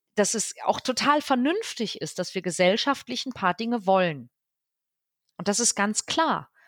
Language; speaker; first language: German; native; German